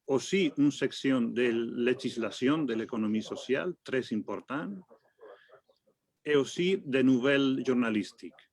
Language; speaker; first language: French; non-native, fluent; Spanish